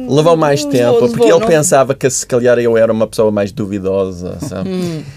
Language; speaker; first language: Portuguese; non-native, fluent; English